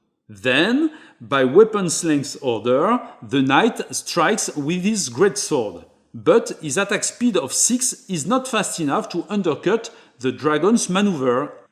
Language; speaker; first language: English; non-native, fluent; French